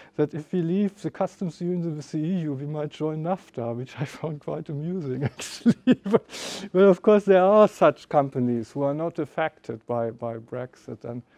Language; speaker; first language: English; non-native, fluent; German